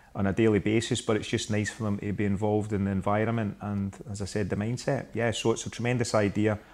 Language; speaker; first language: English; native; English